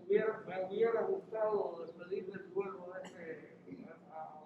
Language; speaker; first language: Spanish; native; Spanish